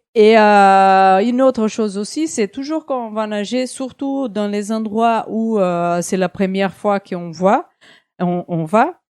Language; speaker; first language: French; non-native, fluent; Portuguese